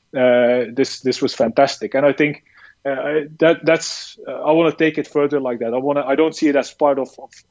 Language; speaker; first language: English; non-native, fluent; Dutch